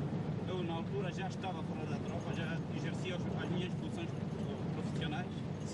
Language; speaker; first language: Portuguese; native; Portuguese